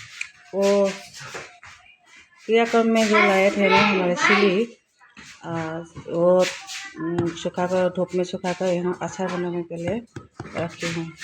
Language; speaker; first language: Hindi; non-native, local second language; Assamese